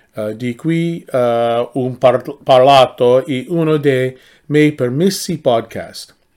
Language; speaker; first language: Italian; non-native, learner; English